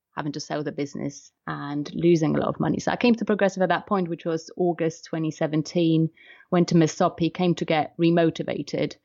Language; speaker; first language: English; non-native, fluent; Polish